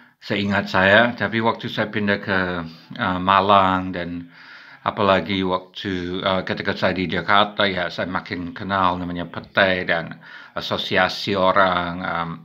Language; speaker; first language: Indonesian; non-native, fluent; English